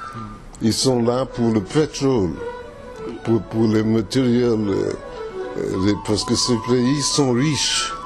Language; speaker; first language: French; non-native, fluent; English